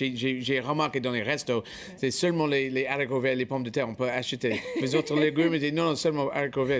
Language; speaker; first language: French; non-native, fluent; English